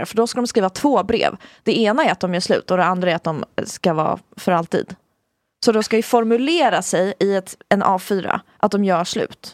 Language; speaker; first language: Swedish; native; Swedish